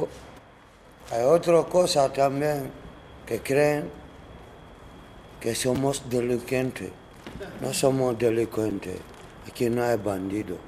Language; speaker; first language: Spanish; non-native, learner; Arabic